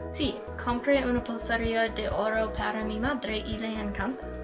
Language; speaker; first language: Spanish; non-native, learner; English